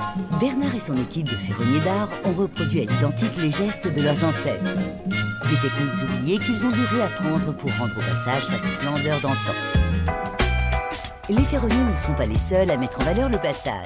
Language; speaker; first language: French; native; French